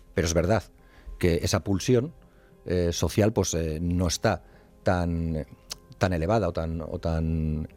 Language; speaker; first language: Spanish; native; Spanish